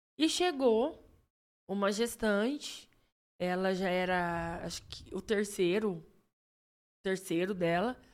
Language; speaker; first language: Portuguese; native; Portuguese